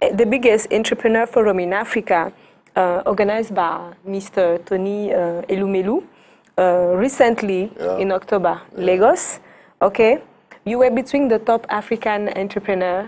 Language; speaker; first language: English; non-native, local second language; French